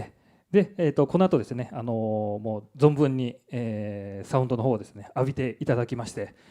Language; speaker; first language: Japanese; native; Japanese